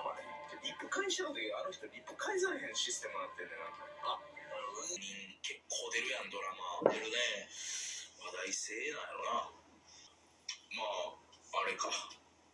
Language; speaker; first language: Japanese; native; Japanese